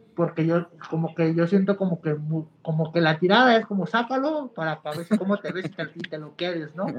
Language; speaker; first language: Spanish; native; Spanish